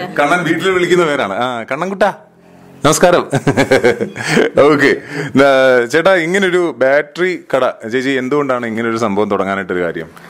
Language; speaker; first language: Malayalam; native; Malayalam